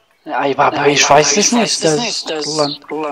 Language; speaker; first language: German; non-native, learner; Serbian